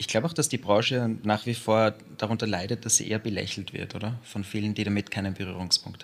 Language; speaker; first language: German; native; German